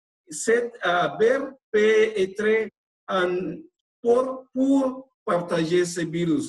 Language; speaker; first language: French; non-native, fluent; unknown